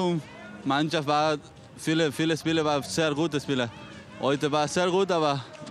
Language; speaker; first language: German; non-native, learner; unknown